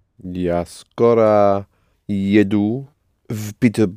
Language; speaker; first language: Russian; non-native, learner; English